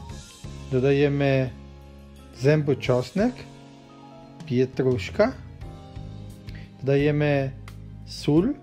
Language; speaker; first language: Polish; non-native, learner; Italian